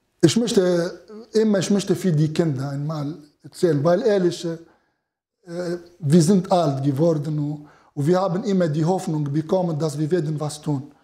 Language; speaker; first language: German; non-native, learner; Arabic